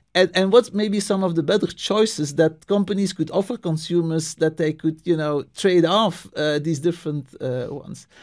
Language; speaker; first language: English; non-native, fluent; Dutch